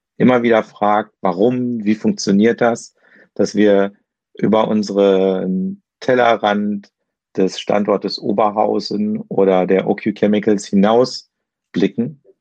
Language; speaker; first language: German; native; German